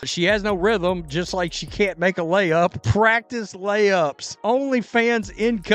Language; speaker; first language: English; native; English